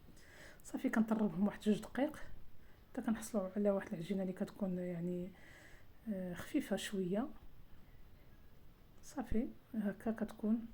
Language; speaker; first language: Arabic; native; Arabic